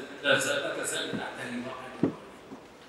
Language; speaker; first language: Arabic; native; Arabic